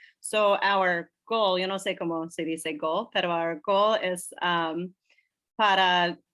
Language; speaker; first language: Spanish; non-native, learner; English